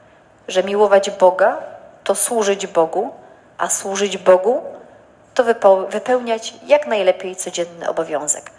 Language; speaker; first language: Polish; native; Polish